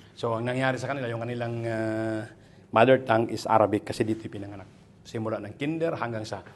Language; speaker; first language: Filipino; non-native, local second language; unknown